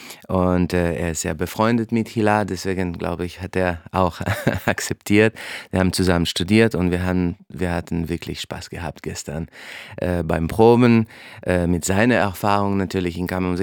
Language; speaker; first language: German; non-native, fluent; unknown